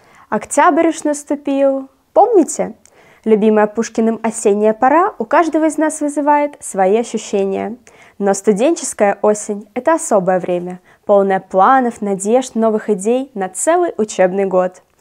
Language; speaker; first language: Russian; native; Russian